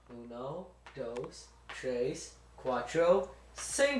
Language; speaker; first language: Spanish; non-native, learner; English